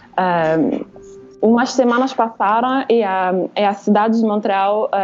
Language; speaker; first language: Portuguese; non-native, fluent; French